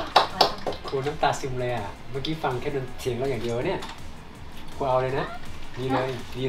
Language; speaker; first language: Thai; native; Thai